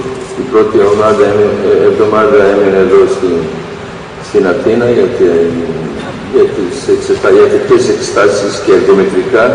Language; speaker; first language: Greek; non-native, fluent; Serbian